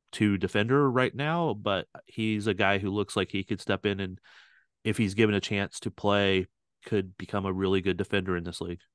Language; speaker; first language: English; native; English